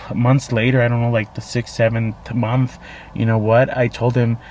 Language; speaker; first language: English; native; English